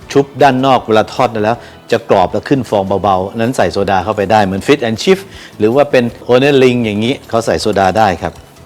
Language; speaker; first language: Thai; native; Thai